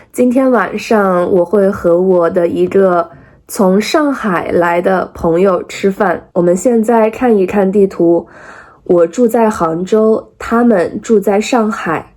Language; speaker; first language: Chinese; native; Chinese